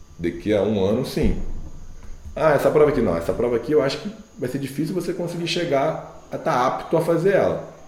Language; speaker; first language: Portuguese; native; Portuguese